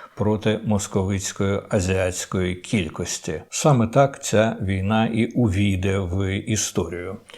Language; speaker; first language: Ukrainian; native; Ukrainian